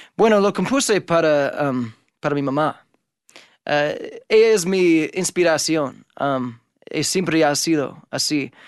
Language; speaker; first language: Spanish; non-native, fluent; English